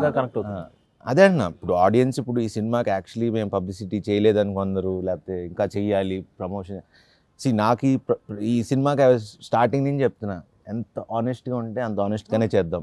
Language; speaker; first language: Telugu; native; Telugu